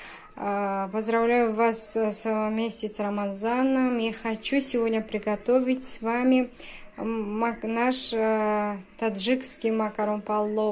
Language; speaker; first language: Russian; non-native, local second language; Tajik